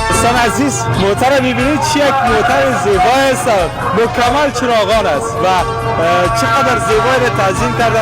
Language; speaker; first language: Persian; native; Persian